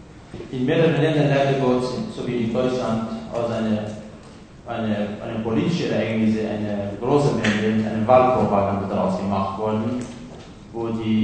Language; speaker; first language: German; non-native, fluent; Kurdish